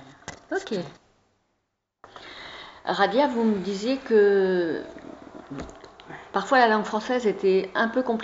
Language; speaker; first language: French; native; French